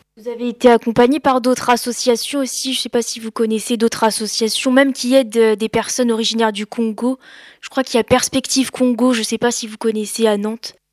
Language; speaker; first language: French; native; French